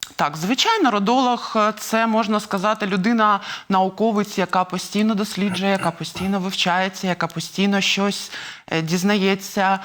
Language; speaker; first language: Ukrainian; non-native, local second language; Russian